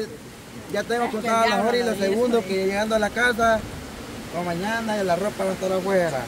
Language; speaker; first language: Spanish; native; Spanish